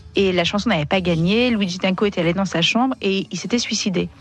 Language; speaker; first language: French; native; French